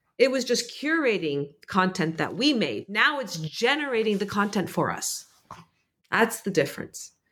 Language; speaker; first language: English; early bilingual, other home language; Arabic